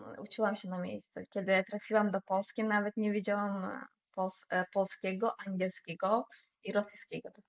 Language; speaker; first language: Polish; non-native, fluent; Uzbek